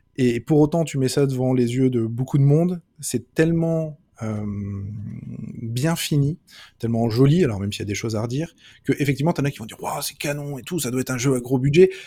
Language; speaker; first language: French; native; French